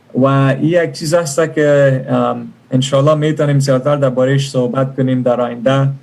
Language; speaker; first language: Persian; early bilingual, other home language; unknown